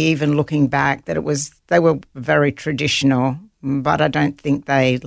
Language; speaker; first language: English; native; English